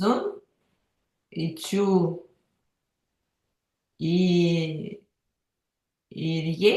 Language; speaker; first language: French; non-native, learner; Ukrainian